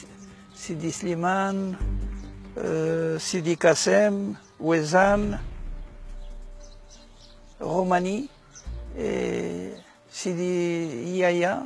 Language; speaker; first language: French; native; French